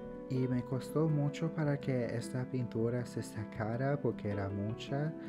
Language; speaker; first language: Spanish; early bilingual, heritage; English